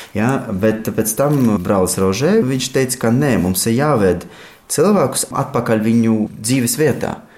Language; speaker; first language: Latvian; non-native, fluent; Russian